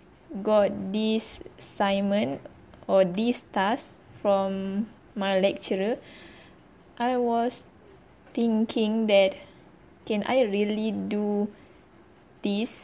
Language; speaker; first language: English; non-native, learner; Malay